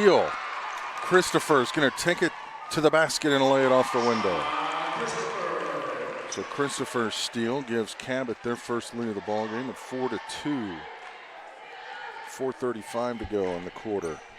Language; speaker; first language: English; native; English